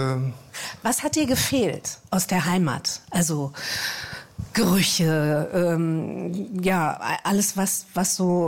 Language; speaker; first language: German; native; German